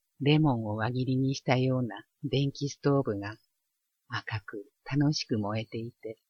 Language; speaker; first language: Japanese; native; Japanese